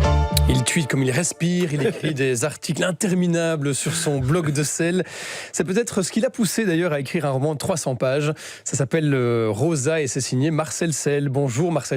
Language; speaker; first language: French; native; French